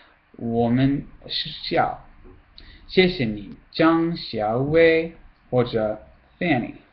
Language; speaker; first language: Chinese; non-native, learner; English